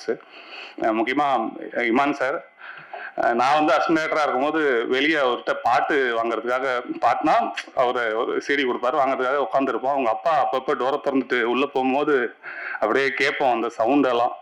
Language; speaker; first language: Tamil; native; Tamil